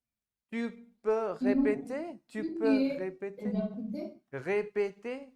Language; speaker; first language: French; non-native, fluent; Hindi